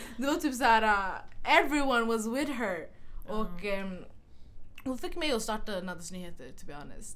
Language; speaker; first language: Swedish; early bilingual, other home language; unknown